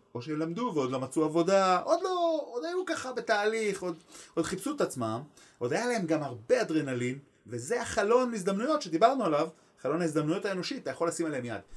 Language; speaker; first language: Hebrew; native; Hebrew